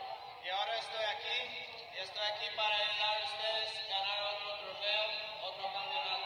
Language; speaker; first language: Spanish; non-native, fluent; English